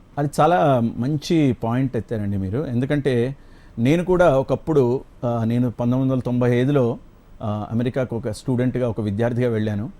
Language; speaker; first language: Telugu; native; Telugu